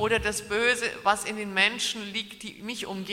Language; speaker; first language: German; native; German